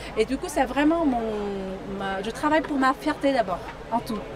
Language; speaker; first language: French; non-native, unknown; Vietnamese